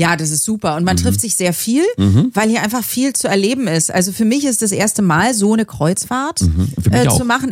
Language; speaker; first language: German; native; German